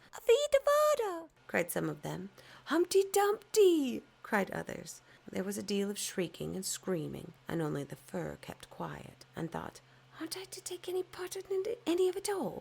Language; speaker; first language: English; native; English